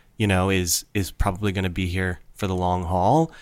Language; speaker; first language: English; native; English